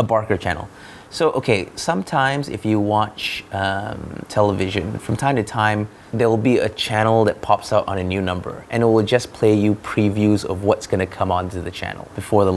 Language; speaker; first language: English; non-native, local second language; Malay